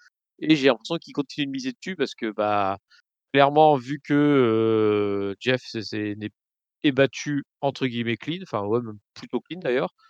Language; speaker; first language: French; native; French